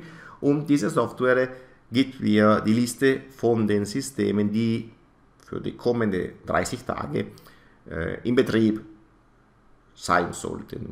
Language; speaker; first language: German; non-native, fluent; Italian